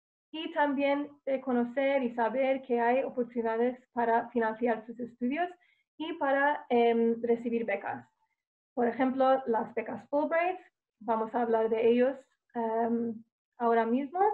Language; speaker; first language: Spanish; non-native, fluent; English